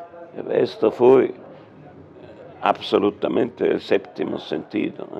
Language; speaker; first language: Spanish; non-native, learner; German